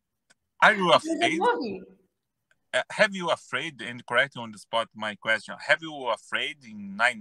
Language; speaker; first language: English; non-native, learner; Portuguese